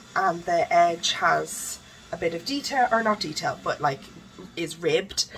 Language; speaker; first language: English; native; English